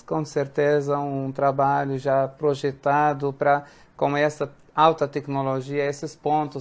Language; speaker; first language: Portuguese; non-native, fluent; Arabic